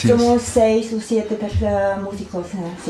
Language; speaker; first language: Spanish; non-native, learner; German